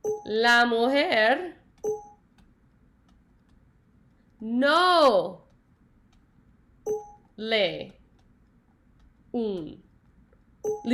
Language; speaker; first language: Spanish; non-native, learner; English